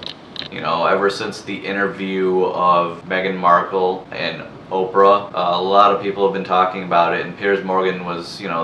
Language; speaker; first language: English; native; English